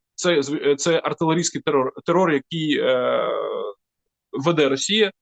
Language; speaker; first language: Ukrainian; native; Ukrainian